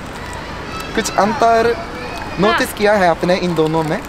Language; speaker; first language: Hindi; non-native, fluent; Japanese